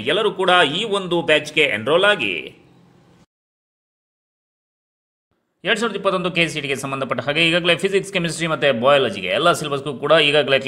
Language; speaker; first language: Kannada; native; Kannada